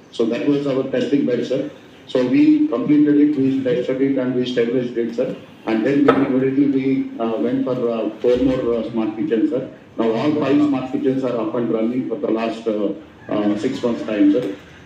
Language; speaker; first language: English; non-native, local second language; Telugu